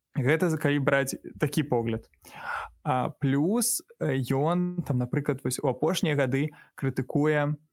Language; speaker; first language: Belarusian; non-native, local second language; Russian